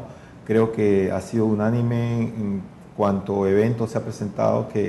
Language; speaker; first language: Spanish; native; Spanish